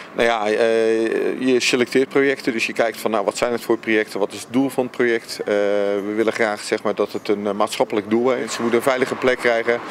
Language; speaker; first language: Dutch; native; Dutch